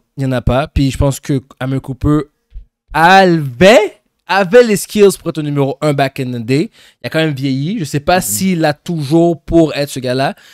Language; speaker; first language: French; native; French